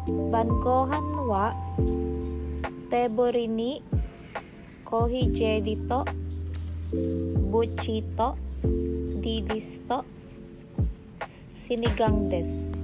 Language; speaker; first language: Japanese; non-native, learner; Filipino